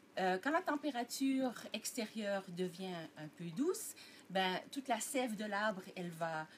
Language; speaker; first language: French; early bilingual, heritage; French